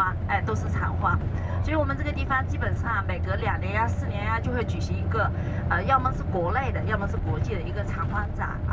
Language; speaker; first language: Chinese; native; Chinese